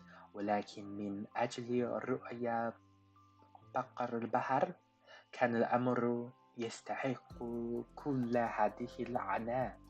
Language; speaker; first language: Arabic; non-native, fluent; Chinese